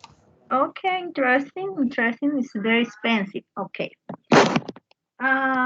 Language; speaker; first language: English; non-native, fluent; Spanish